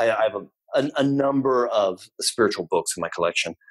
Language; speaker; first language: English; native; English